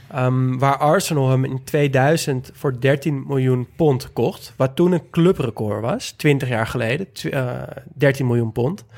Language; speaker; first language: Dutch; native; Dutch